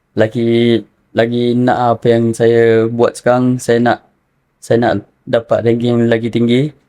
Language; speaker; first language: Malay; native; Malay